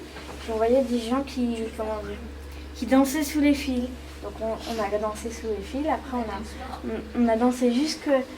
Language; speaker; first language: French; native; French